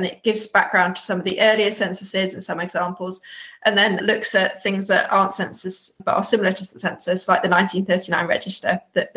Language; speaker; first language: English; native; English